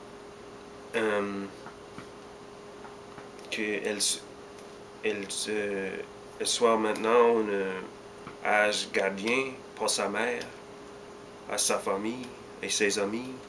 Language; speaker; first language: French; early bilingual, heritage; French